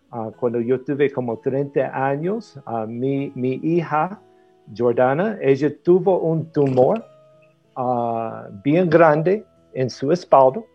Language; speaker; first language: Spanish; non-native, fluent; English